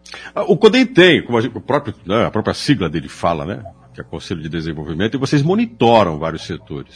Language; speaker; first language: Portuguese; native; Portuguese